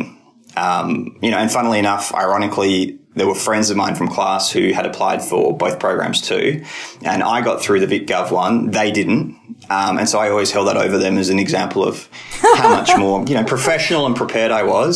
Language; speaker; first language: English; native; English